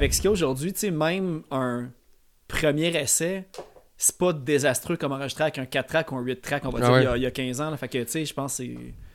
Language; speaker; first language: French; native; French